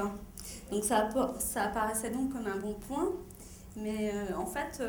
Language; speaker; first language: French; native; French